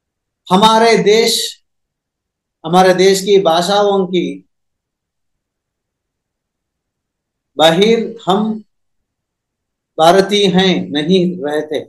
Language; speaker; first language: Hindi; non-native, local second language; Kannada